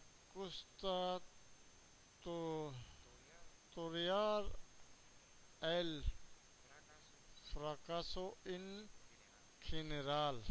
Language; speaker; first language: Spanish; non-native, learner; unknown